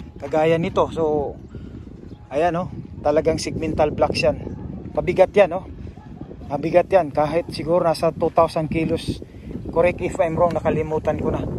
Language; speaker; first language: Filipino; non-native, local second language; Cebuano